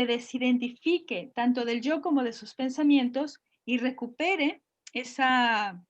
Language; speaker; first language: Spanish; native; Spanish